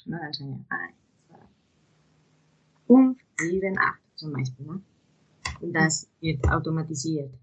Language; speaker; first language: German; non-native, fluent; Spanish